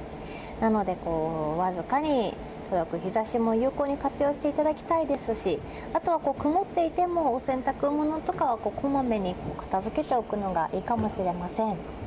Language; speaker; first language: Japanese; native; Japanese